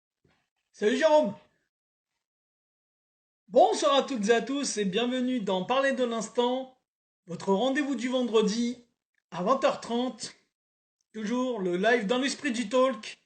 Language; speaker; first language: French; native; French